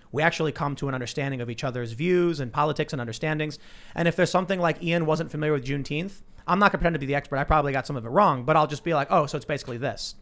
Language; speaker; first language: English; native; English